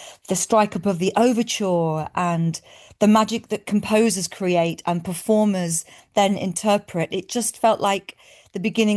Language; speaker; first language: English; native; English